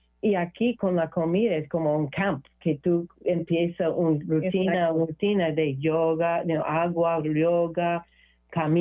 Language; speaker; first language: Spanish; non-native, learner; English